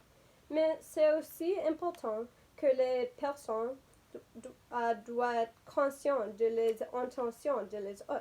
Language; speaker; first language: French; non-native, learner; English